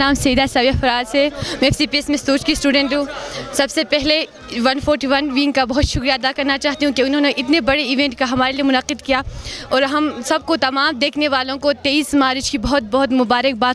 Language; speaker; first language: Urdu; non-native, local second language; Khowar